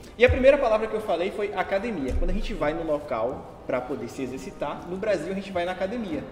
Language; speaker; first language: Portuguese; native; Portuguese